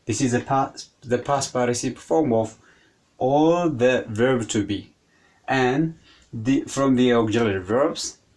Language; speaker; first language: English; non-native, local second language; Amharic